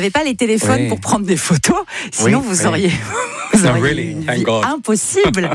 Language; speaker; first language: French; native; French